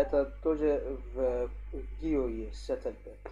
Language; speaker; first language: Russian; non-native, learner; English